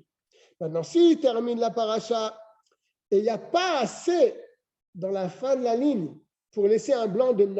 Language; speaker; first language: French; native; French